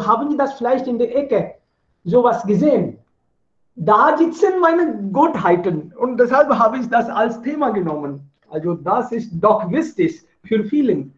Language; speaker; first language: German; non-native, fluent; Hindi